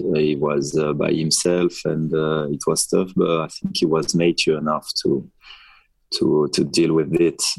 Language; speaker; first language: English; non-native, fluent; French